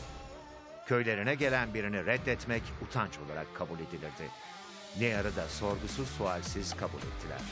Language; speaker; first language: Turkish; native; Turkish